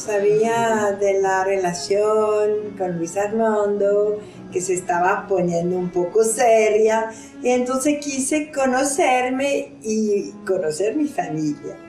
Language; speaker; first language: Spanish; non-native, fluent; French